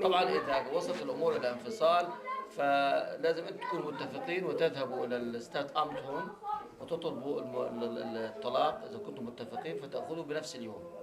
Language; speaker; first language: Arabic; native; Arabic